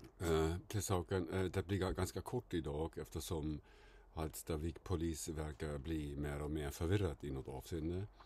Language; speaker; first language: Swedish; non-native, fluent; German